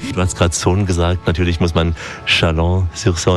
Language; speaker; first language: German; native; German